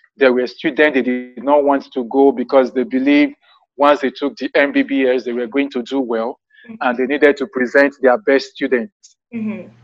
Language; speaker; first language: English; non-native, local second language; Yoruba